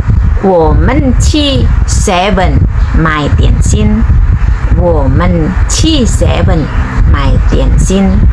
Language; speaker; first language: Chinese; non-native, fluent; Indonesian